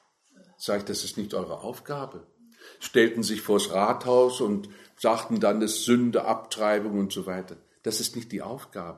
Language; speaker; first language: German; native; German